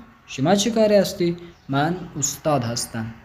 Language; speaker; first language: Persian; non-native, fluent; Urdu